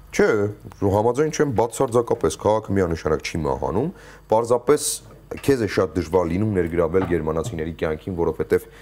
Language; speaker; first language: Armenian; native; Armenian